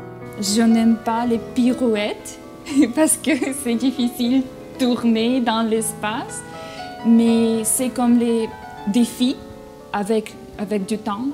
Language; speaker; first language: French; non-native, learner; Russian